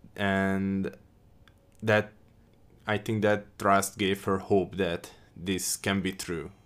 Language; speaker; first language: English; non-native, fluent; Hungarian